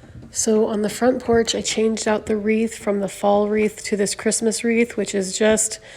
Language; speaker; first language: English; native; English